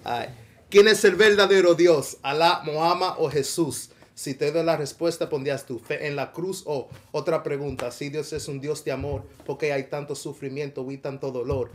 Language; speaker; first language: Spanish; early bilingual, heritage; Spanish